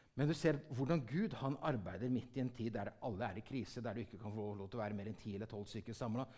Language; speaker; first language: Norwegian; early bilingual, heritage; Norwegian